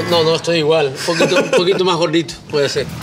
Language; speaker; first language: Spanish; native; Spanish